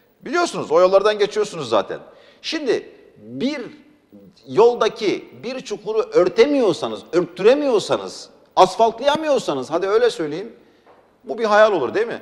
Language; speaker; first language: Turkish; non-native, local second language; Arabic